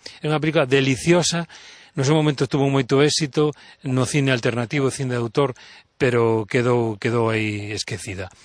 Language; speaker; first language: Galician; non-native, local second language; Spanish